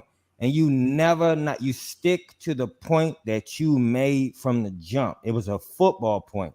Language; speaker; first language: English; native; English